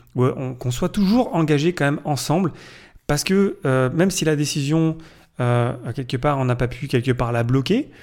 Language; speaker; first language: French; native; French